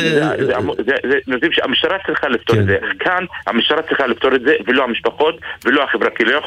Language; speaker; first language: Hebrew; non-native, local second language; Arabic